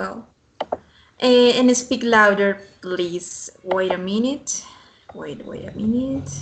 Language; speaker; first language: English; non-native, fluent; Spanish